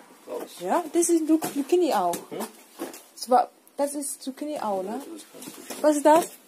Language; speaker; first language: German; non-native, learner; Vietnamese